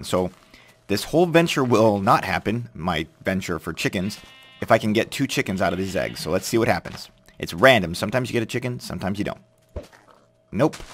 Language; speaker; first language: English; native; English